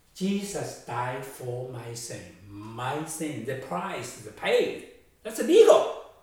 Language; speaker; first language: English; non-native, fluent; Chinese